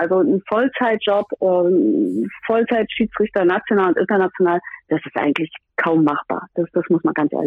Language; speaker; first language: German; native; German